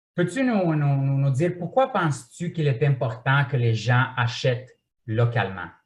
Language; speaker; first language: French; non-native, fluent; Romanian